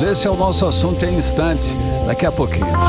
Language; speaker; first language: Portuguese; native; Portuguese